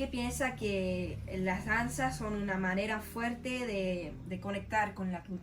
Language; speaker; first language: Spanish; non-native, learner; English